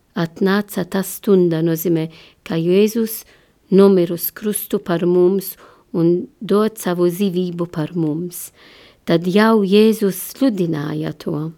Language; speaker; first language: Latvian; non-native, learner; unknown